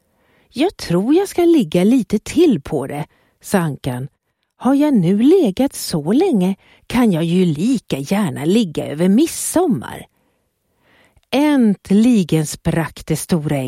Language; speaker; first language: Swedish; native; Swedish